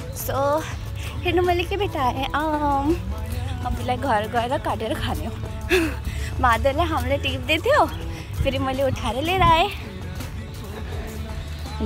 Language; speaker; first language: Nepali; early bilingual, heritage; Hindi